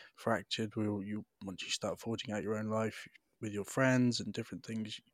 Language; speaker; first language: English; native; English